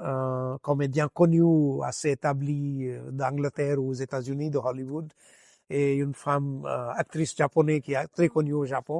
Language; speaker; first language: French; non-native, fluent; Gujarati